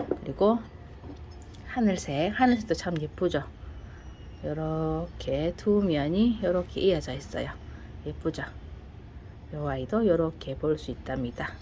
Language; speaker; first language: Korean; native; Korean